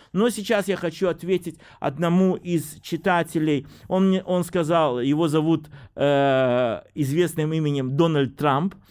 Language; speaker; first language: Russian; native; Russian